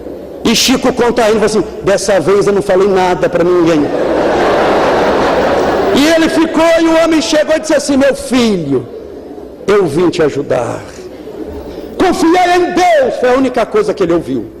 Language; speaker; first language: Portuguese; native; Portuguese